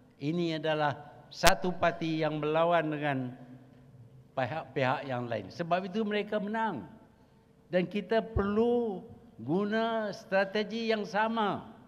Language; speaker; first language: Malay; native; Malay